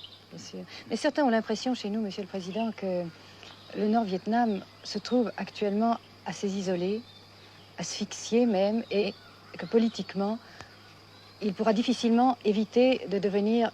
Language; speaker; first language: French; native; French